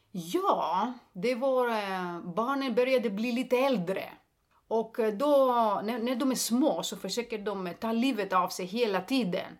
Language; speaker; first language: Swedish; non-native, fluent; Greek